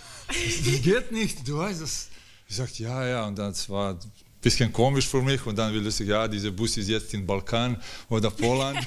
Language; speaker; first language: German; non-native, learner; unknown